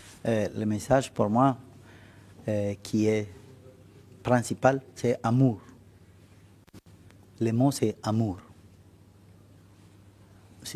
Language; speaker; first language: French; non-native, fluent; Spanish